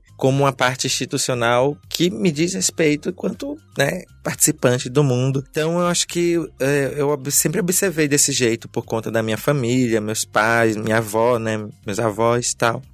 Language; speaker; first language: Portuguese; native; Portuguese